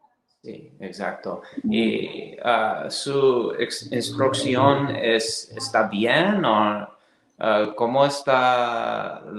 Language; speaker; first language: Spanish; non-native, learner; English